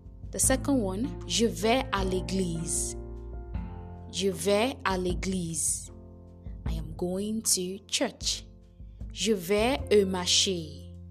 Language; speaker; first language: French; non-native, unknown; Yoruba